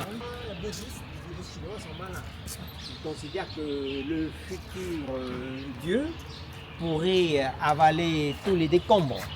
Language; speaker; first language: French; non-native, fluent; Thai